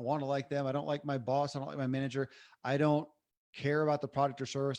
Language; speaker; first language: English; native; English